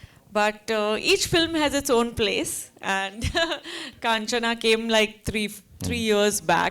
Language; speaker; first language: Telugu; non-native, fluent; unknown